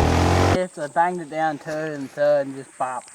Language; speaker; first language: English; native; English